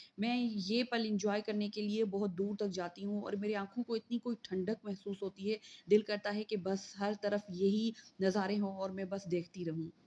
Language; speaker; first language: Urdu; non-native, local second language; Sindhi